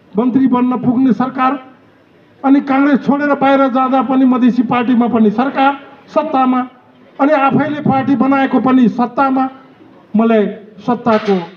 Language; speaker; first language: Nepali; non-native, local second language; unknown